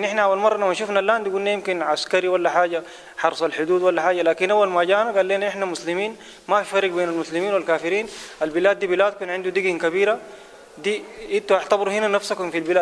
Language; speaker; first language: Arabic; native; Arabic